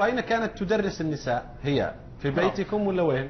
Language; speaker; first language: Arabic; native; Arabic